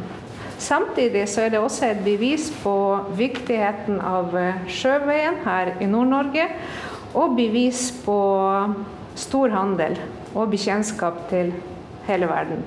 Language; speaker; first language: Norwegian; non-native, fluent; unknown